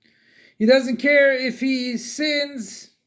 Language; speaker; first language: English; native; English